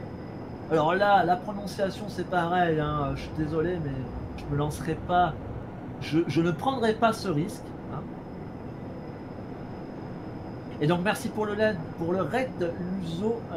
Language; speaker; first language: French; native; French